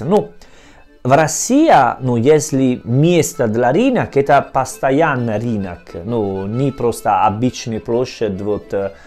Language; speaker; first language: Russian; non-native, learner; Italian